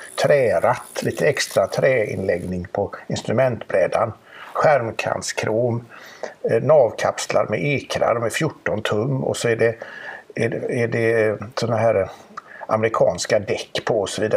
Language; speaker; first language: Swedish; native; Swedish